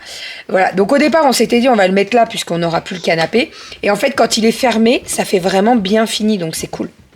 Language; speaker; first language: French; native; French